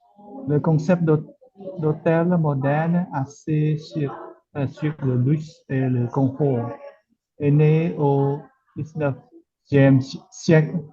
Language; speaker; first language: French; non-native, learner; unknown